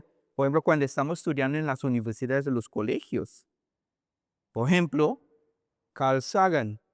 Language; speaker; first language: Spanish; non-native, learner; English